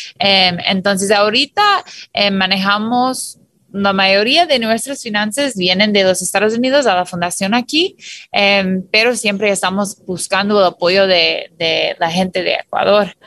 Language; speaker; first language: Spanish; non-native, fluent; English